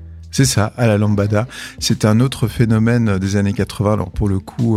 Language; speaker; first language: French; native; French